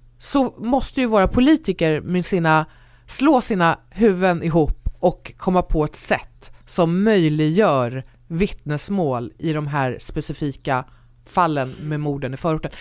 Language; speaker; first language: Swedish; native; Swedish